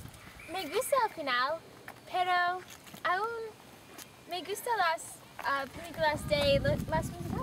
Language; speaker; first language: Spanish; non-native, learner; English